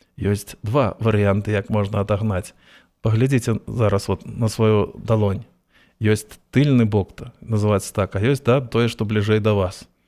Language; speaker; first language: Belarusian; native; Belarusian